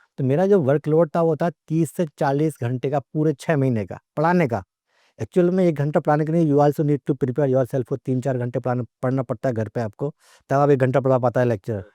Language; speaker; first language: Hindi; native; Hindi